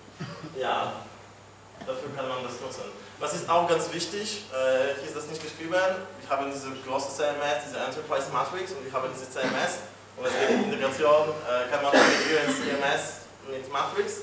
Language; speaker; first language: German; non-native, fluent; Polish